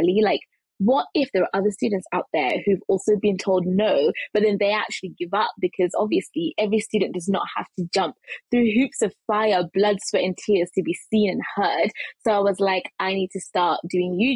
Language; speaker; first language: English; early bilingual, other home language; Shona